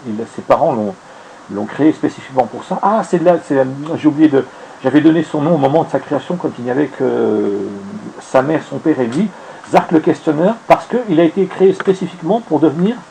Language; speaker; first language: French; native; French